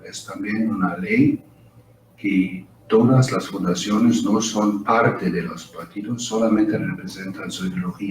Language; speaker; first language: Spanish; non-native, fluent; German